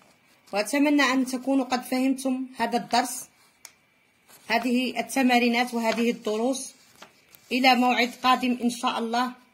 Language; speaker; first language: Arabic; native; Arabic